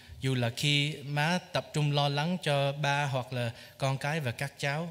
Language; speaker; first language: Vietnamese; early bilingual, heritage; Vietnamese